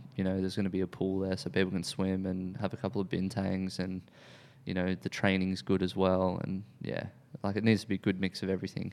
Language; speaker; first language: English; native; English